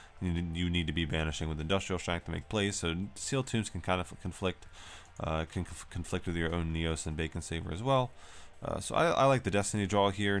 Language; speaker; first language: English; native; English